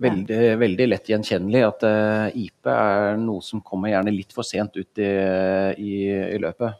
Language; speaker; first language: Norwegian; native; Norwegian